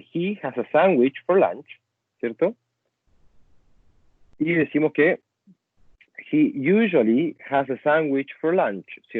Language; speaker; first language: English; non-native, fluent; Spanish